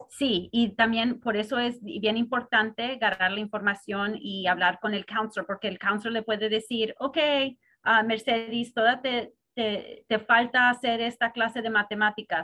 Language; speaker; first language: Spanish; early bilingual, heritage; Spanish